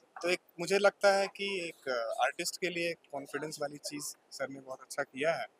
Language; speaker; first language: Hindi; native; Hindi